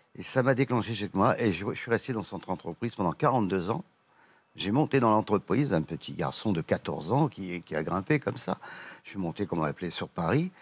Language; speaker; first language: French; native; French